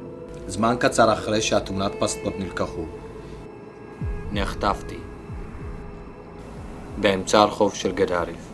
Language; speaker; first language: Hebrew; early bilingual, other home language; Amharic